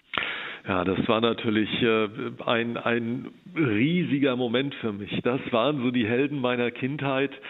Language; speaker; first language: German; native; German